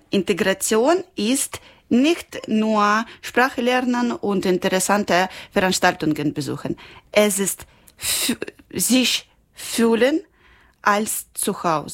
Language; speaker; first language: German; non-native, learner; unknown